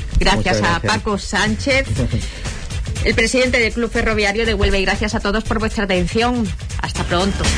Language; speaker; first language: Spanish; native; Spanish